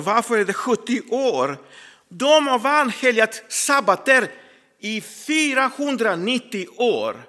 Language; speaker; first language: Swedish; non-native, fluent; Croatian